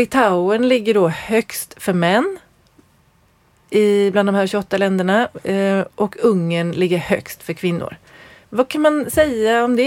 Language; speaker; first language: Swedish; native; Swedish